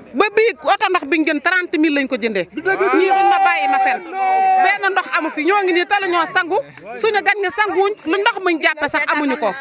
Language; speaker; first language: Wolof; native; Wolof